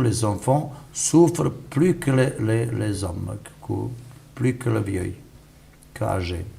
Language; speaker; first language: French; non-native, fluent; Bosnian